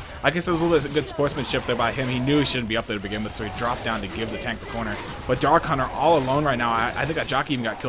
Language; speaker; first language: English; native; English